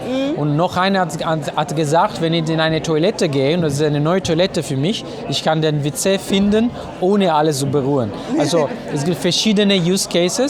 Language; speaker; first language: German; non-native, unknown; Italian